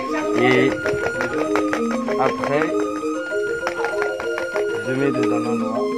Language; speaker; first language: French; non-native, fluent; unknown